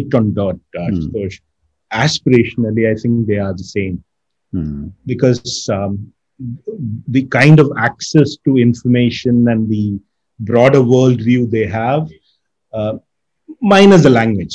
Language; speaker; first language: English; non-native, local second language; Malayalam